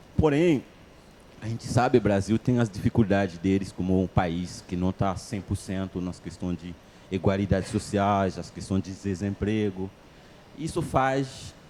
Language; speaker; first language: Portuguese; non-native, fluent; Haitian Creole